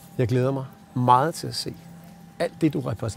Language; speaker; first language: Danish; native; Danish